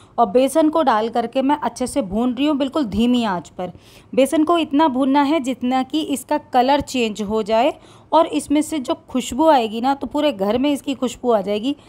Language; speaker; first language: Hindi; native; Hindi